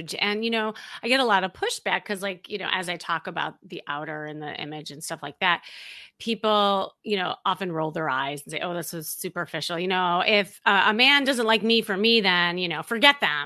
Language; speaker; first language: English; native; English